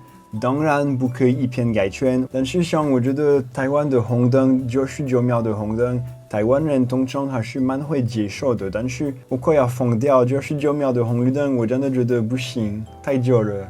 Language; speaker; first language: Chinese; non-native, fluent; French